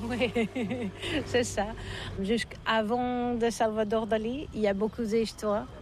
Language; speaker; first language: French; non-native, learner; Catalan